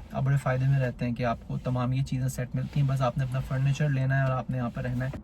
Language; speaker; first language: Urdu; native; Urdu